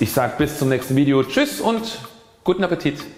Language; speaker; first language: German; native; German